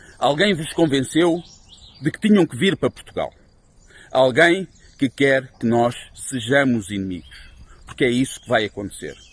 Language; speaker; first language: Portuguese; native; Portuguese